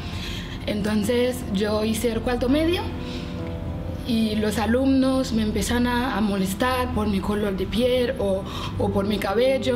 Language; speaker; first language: Spanish; non-native, fluent; Haitian Creole